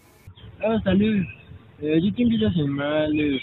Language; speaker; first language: French; non-native, learner; Spanish